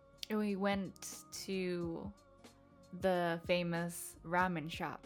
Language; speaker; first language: English; non-native, fluent; Japanese